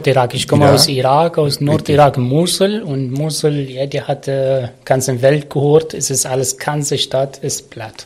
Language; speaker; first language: German; non-native, learner; Arabic